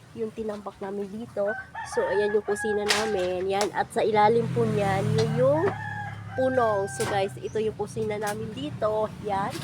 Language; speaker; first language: Filipino; non-native, local second language; Hiligaynon